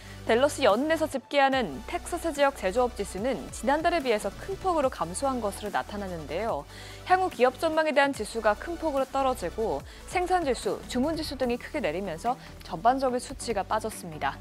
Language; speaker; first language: Korean; native; Korean